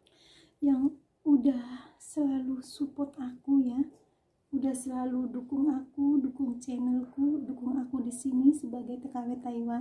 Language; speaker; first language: Indonesian; non-native, local second language; Javanese